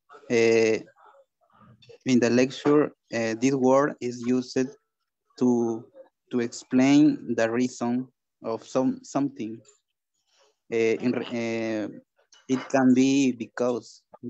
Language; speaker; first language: English; non-native, learner; Spanish